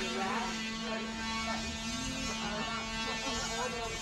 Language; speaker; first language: English; non-native, learner; Chinese